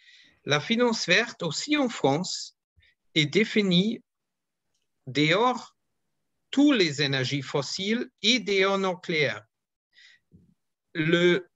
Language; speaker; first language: French; non-native, fluent; German